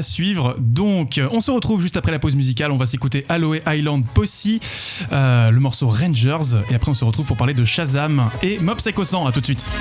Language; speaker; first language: French; native; French